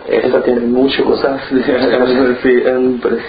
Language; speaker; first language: Spanish; non-native, learner; Chinese